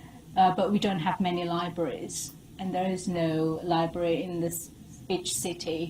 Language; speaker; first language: English; non-native, fluent; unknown